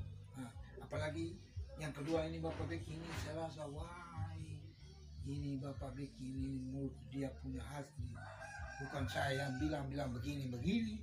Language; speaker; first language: Indonesian; non-native, local second language; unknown